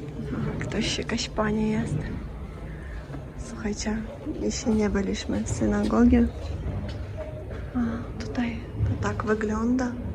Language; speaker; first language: Polish; non-native, learner; Ukrainian